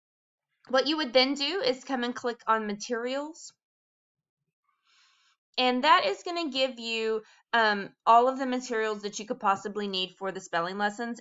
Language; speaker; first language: English; native; English